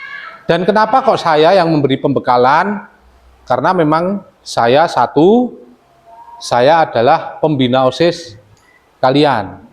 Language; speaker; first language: Indonesian; native; Indonesian